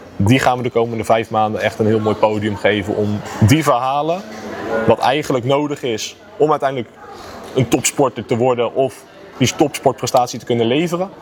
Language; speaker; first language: Dutch; native; Dutch